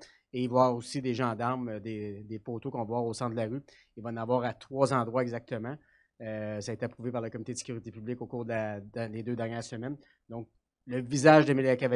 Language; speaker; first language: French; native; French